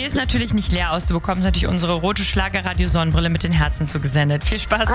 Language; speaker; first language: German; native; German